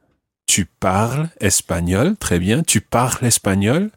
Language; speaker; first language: French; non-native, fluent; English